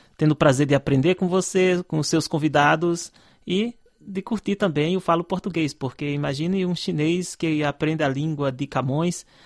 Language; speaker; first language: Portuguese; native; Portuguese